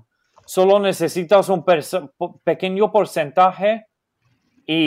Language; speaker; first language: Spanish; non-native, fluent; Maltese